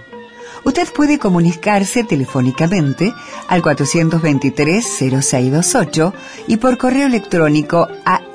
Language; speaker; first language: Spanish; native; Spanish